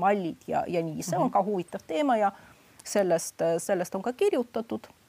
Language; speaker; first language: Estonian; non-native, fluent; Russian